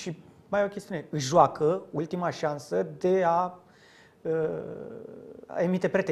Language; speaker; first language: Romanian; native; Romanian